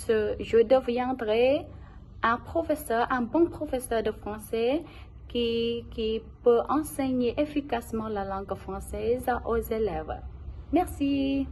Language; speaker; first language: French; non-native, local second language; Khmer